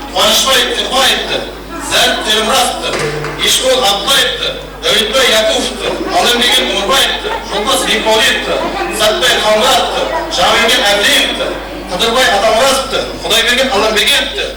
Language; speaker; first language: Uzbek; non-native, local second language; Kara-Kalpak